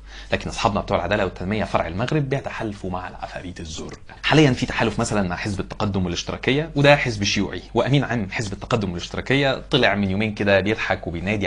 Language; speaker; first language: Arabic; native; Arabic